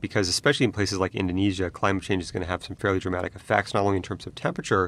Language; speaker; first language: English; native; English